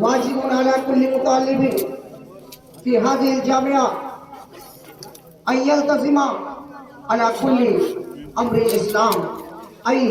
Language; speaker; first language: Arabic; non-native, learner; Urdu